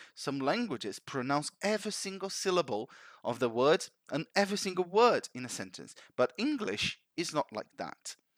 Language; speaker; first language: English; non-native, fluent; Portuguese